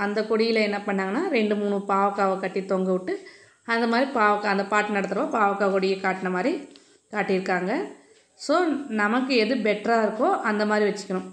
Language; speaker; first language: Tamil; native; Tamil